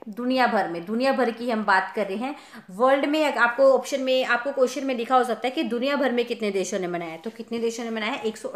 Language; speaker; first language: Hindi; non-native, local second language; Punjabi